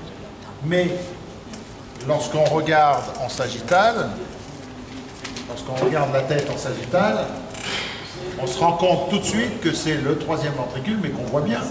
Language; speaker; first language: French; native; French